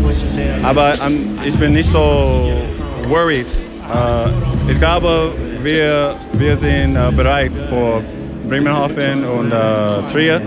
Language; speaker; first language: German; non-native, learner; English